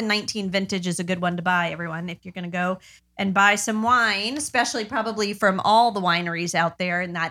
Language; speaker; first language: English; native; English